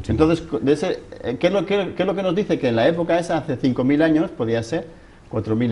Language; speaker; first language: Spanish; native; Spanish